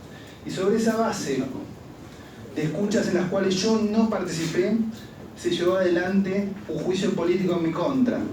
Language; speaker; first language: Spanish; native; Spanish